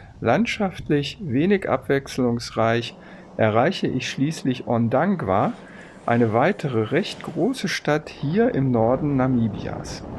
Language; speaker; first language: German; native; German